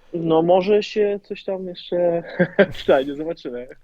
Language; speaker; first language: Polish; early bilingual, heritage; German